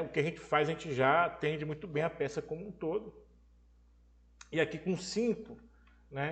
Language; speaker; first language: Portuguese; native; Portuguese